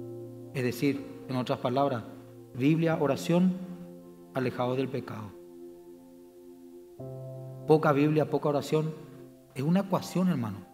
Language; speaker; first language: Spanish; native; Spanish